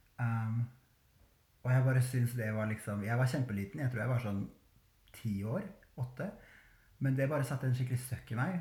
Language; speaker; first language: Norwegian; early bilingual, other home language; Albanian